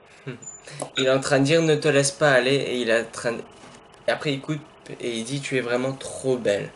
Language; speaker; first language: French; native; French